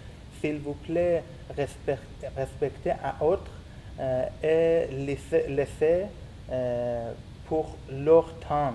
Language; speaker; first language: French; non-native, learner; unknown